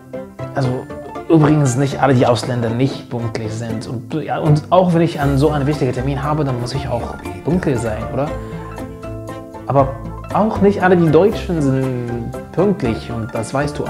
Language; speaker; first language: German; non-native, fluent; Arabic